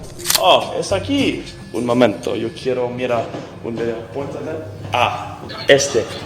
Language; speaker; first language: Spanish; non-native, learner; English